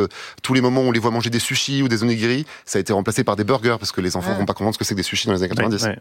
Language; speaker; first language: French; native; French